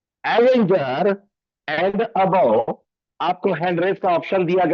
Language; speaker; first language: Hindi; native; Hindi